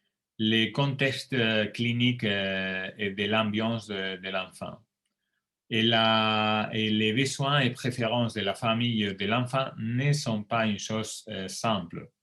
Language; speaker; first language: French; non-native, fluent; Spanish